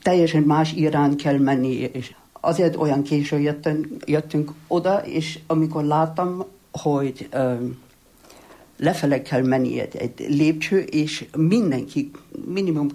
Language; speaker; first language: Hungarian; non-native, fluent; German